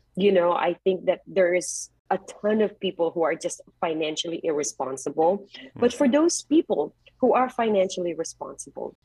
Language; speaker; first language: English; non-native, local second language; Filipino